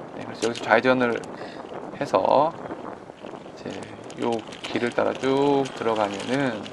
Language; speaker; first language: Korean; native; Korean